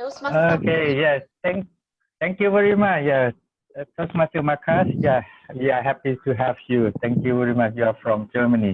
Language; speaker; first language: English; non-native, learner; Thai